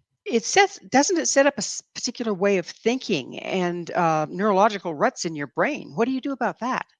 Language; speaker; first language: English; native; English